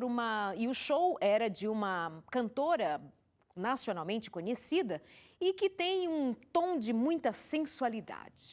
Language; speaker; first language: Portuguese; native; Portuguese